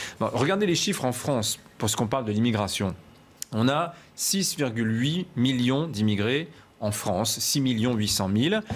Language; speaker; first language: French; native; French